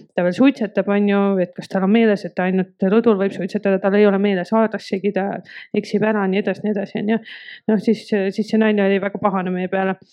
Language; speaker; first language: Estonian; native; Estonian